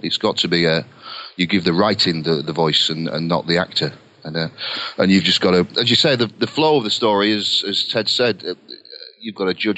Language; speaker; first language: English; native; English